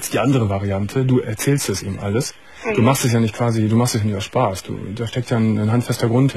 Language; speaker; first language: German; native; German